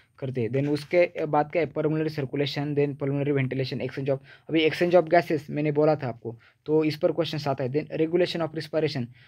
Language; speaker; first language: Hindi; non-native, local second language; Marathi